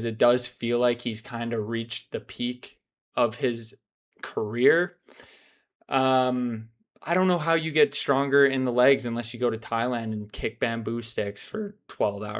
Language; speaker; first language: English; native; English